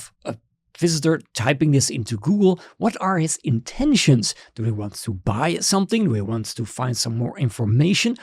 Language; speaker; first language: English; non-native, fluent; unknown